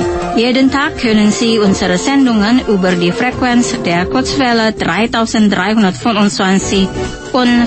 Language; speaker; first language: German; non-native, local second language; Indonesian